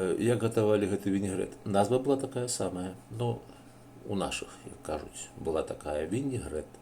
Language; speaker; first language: Belarusian; native; Belarusian